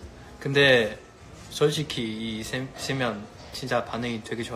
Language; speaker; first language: Korean; non-native, fluent; Chinese